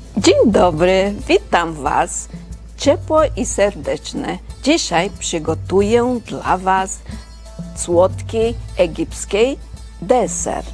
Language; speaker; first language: Polish; non-native, learner; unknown